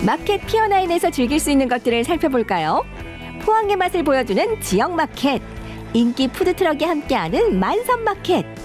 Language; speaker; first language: Korean; native; Korean